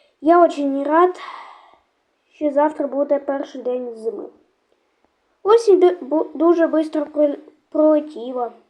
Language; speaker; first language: Ukrainian; non-native, local second language; Russian